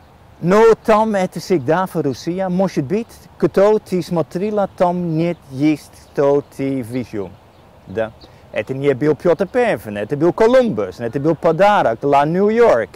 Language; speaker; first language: Russian; non-native, learner; Dutch